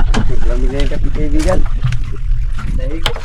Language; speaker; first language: Filipino; non-native, local second language; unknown